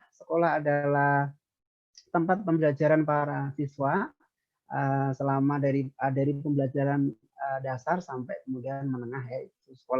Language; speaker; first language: Indonesian; native; Indonesian